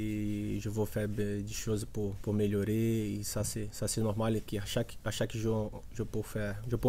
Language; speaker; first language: French; non-native, learner; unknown